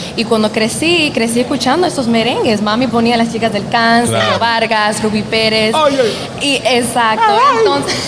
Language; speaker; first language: Spanish; early bilingual, heritage; Spanish